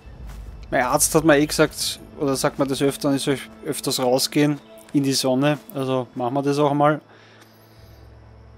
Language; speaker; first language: German; native; German